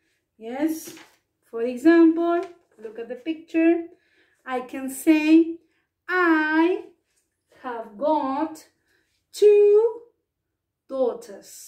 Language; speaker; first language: English; non-native, fluent; Spanish